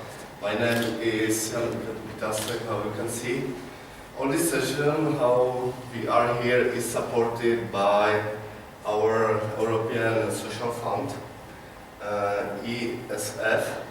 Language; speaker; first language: English; non-native, learner; Czech